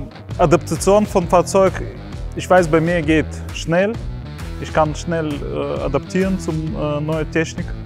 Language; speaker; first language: German; non-native, learner; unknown